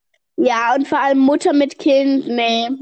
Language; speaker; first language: German; native; German